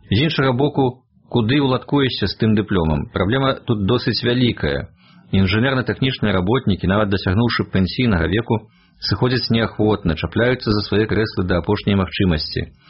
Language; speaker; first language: Belarusian; native; Belarusian